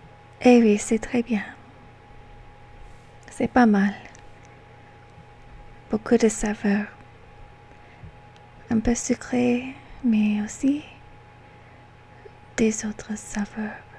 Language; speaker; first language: French; non-native, learner; English